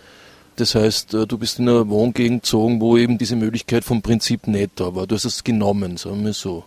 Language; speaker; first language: German; native; German